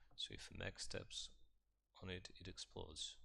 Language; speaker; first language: English; non-native, fluent; Russian